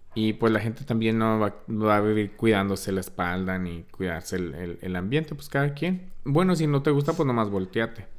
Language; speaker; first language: Spanish; early bilingual, heritage; Spanish